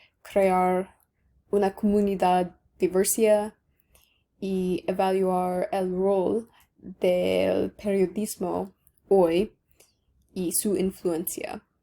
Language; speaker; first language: Spanish; non-native, learner; English